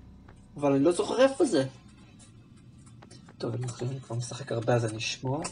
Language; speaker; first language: Hebrew; native; Hebrew